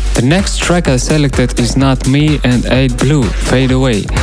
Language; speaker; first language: English; non-native, learner; Russian